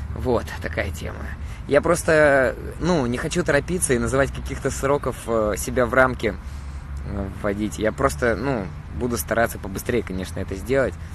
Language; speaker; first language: Russian; native; Russian